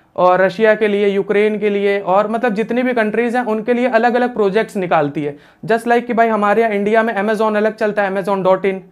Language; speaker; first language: Hindi; native; Hindi